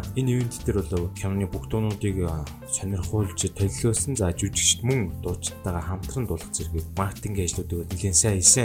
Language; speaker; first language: Mongolian; native; Mongolian